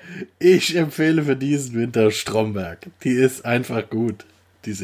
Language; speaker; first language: German; native; German